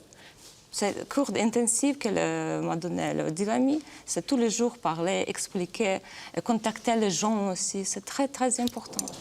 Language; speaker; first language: French; non-native, learner; Ukrainian